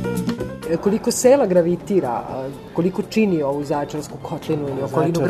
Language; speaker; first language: Serbian; native; Serbian